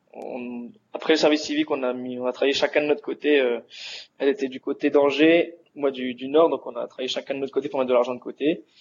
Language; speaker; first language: French; native; French